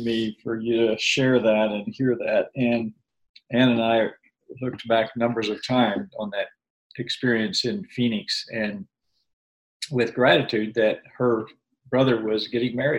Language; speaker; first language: English; native; English